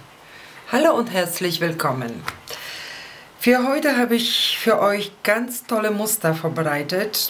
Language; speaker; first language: German; non-native, fluent; Polish